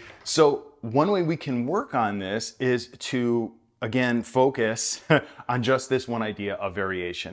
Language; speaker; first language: English; native; English